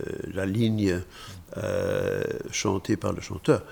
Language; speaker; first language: French; non-native, fluent; German